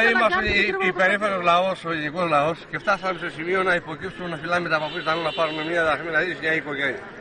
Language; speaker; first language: Greek; native; Greek